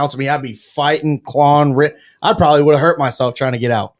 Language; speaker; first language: English; native; English